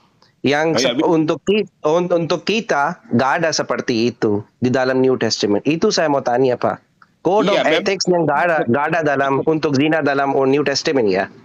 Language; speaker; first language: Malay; non-native, learner; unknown